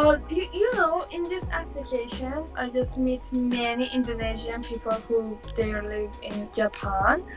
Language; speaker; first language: English; non-native, learner; Persian